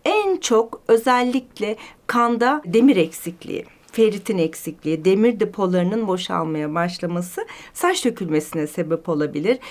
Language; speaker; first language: Turkish; native; Turkish